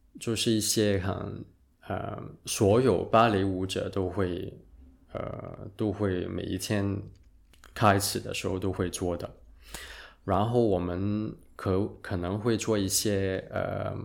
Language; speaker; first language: Chinese; non-native, local second language; Cantonese